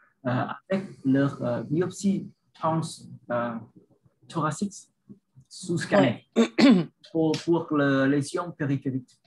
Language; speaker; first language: French; non-native, learner; Vietnamese